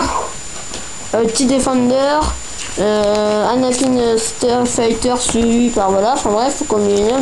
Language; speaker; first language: French; native; French